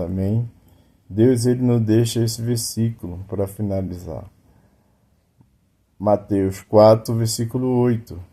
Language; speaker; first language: Portuguese; native; Portuguese